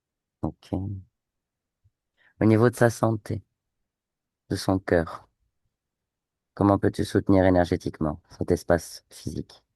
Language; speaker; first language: French; native; French